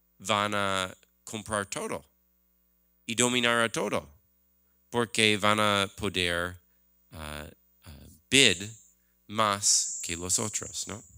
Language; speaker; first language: Spanish; non-native, learner; English